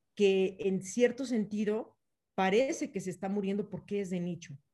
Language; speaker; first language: Spanish; native; Spanish